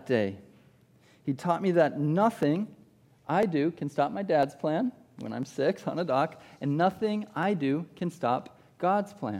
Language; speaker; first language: English; native; English